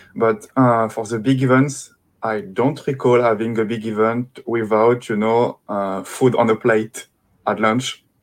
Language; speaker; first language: English; non-native, fluent; French